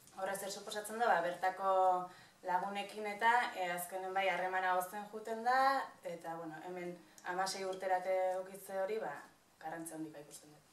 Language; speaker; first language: Basque; native; Basque